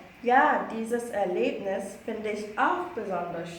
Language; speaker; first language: German; non-native, fluent; Korean